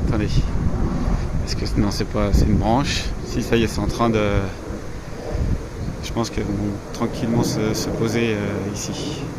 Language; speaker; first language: French; native; French